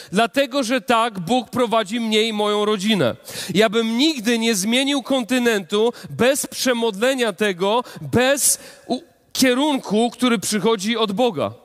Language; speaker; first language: Polish; native; Polish